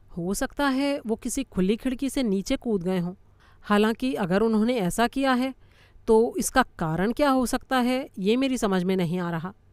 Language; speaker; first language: Hindi; native; Hindi